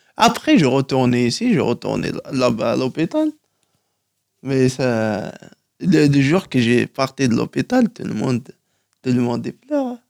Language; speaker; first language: French; non-native, local second language; Kabyle